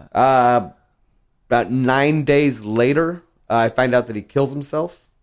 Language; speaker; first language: English; early bilingual, other home language; Spanish